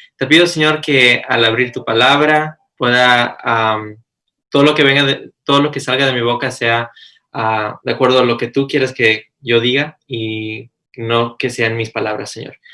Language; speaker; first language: Spanish; early bilingual, heritage; Spanish